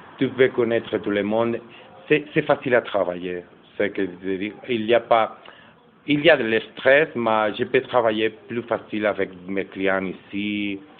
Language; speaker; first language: French; non-native, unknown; Catalan